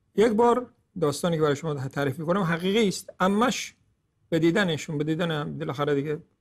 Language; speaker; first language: Persian; native; Persian